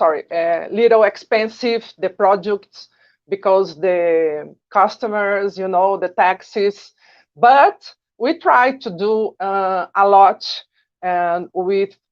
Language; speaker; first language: English; non-native, learner; Portuguese